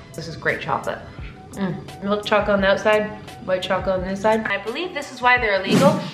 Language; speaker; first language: English; native; English